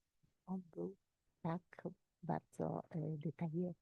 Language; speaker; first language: Polish; non-native, fluent; Spanish